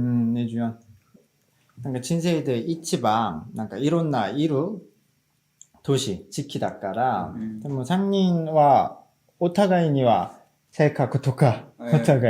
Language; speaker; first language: Japanese; non-native, fluent; Korean